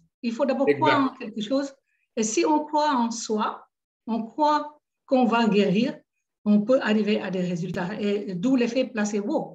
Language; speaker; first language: French; native; French